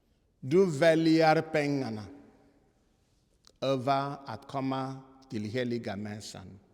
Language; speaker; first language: Swedish; non-native, fluent; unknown